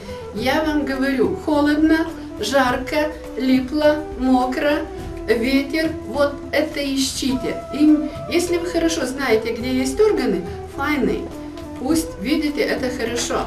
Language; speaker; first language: Russian; non-native, fluent; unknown